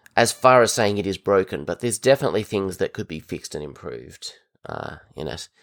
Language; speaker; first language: English; native; English